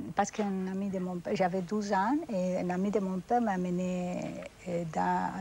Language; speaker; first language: French; non-native, fluent; Spanish